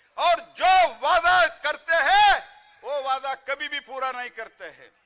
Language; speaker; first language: Hindi; non-native, local second language; Kannada